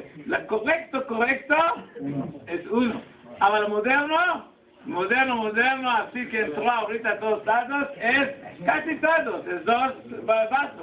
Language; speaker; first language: Spanish; non-native, learner; Hebrew